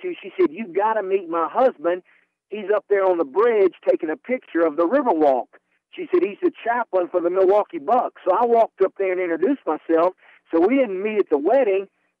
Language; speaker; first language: English; native; English